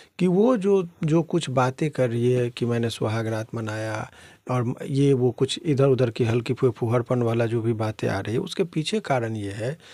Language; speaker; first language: Hindi; native; Hindi